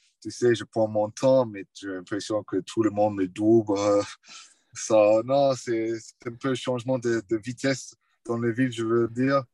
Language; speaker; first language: French; non-native, fluent; English